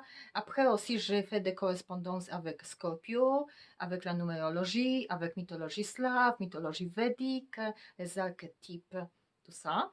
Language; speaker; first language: French; non-native, fluent; Polish